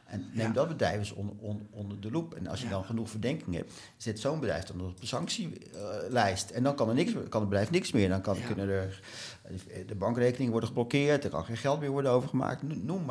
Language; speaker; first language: Dutch; native; Dutch